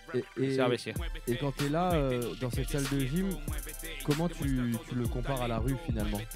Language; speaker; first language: French; native; French